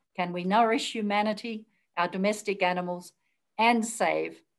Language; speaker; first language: English; native; English